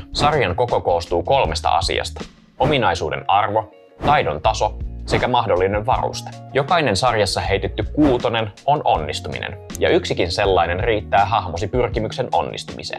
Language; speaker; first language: Finnish; native; Finnish